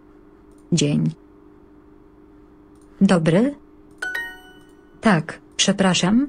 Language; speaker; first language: Polish; non-native, learner; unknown